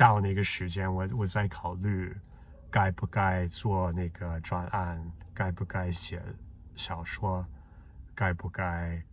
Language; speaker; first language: Chinese; non-native, fluent; English